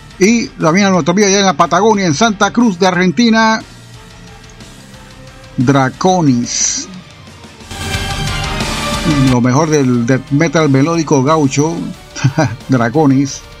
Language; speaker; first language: Spanish; native; Spanish